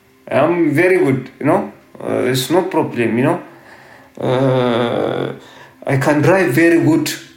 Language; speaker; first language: English; non-native, learner; Tigrinya